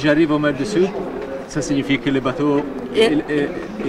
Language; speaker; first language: French; non-native, learner; Italian